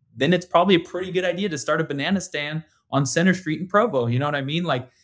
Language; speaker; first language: English; native; English